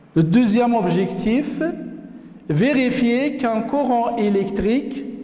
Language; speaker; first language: French; non-native, local second language; Arabic